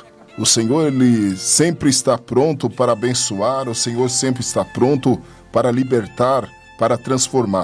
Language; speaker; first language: Portuguese; native; Portuguese